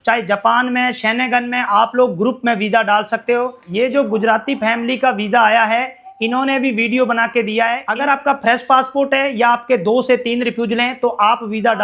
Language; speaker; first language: Hindi; native; Hindi